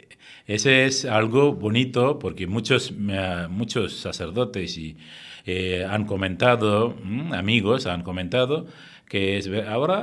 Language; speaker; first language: Spanish; non-native, fluent; Tamil